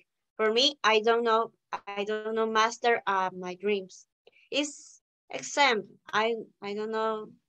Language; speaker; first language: English; non-native, learner; Spanish